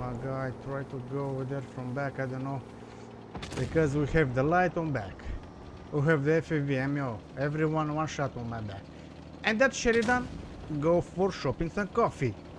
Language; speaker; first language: English; non-native, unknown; Romanian